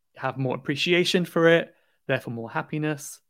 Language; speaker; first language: English; native; English